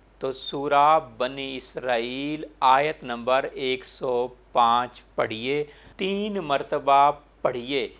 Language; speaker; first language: Urdu; non-native, local second language; Saraiki